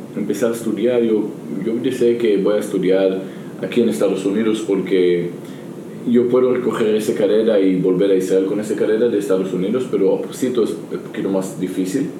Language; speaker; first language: Spanish; non-native, learner; Hebrew